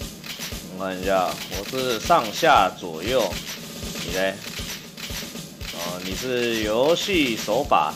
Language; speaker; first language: Chinese; native; Chinese